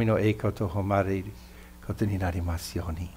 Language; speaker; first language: Japanese; non-native, fluent; English